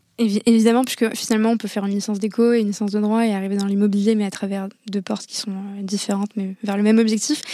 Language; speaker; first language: French; non-native, local second language; Arabic